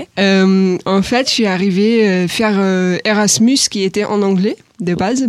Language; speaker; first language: French; non-native, fluent; Ukrainian